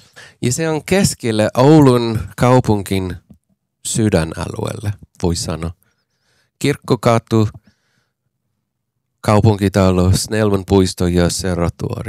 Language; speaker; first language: Finnish; non-native, fluent; English